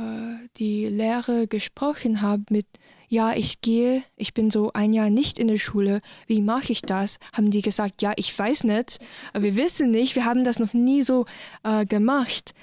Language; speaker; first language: German; non-native, learner; English